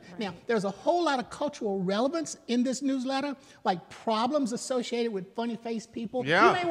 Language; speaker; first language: English; native; English